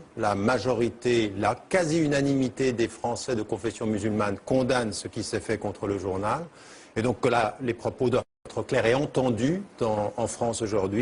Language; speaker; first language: French; early bilingual, heritage; French